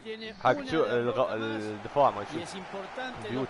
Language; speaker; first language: Arabic; native; Arabic